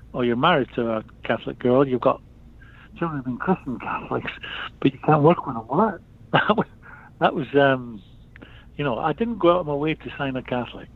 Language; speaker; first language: English; native; English